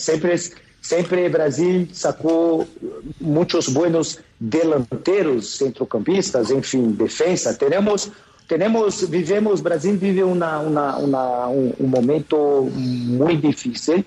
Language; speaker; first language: Spanish; non-native, fluent; Portuguese